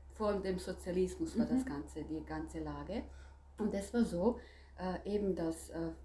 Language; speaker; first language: German; non-native, fluent; Croatian